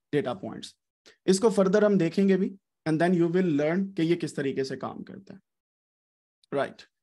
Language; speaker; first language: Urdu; native; Urdu